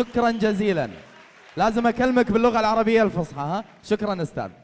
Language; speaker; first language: Arabic; native; Arabic